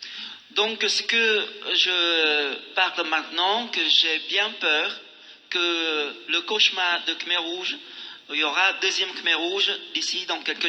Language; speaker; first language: French; non-native, fluent; Khmer